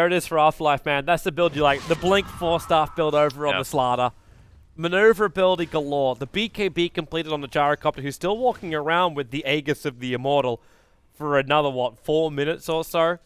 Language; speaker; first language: English; native; English